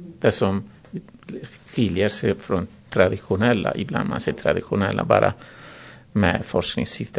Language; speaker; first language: Swedish; non-native, fluent; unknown